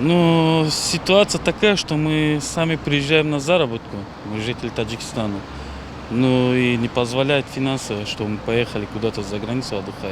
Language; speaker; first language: Russian; non-native, local second language; Tajik